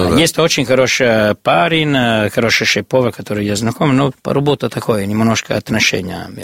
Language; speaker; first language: Russian; non-native, learner; Italian